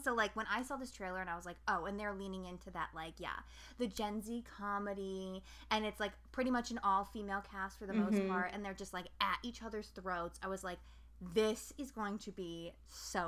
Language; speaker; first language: English; native; English